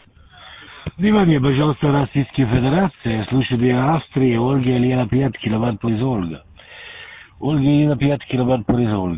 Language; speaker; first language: Russian; non-native, learner; German